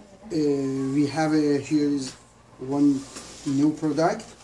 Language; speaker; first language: English; non-native, learner; Persian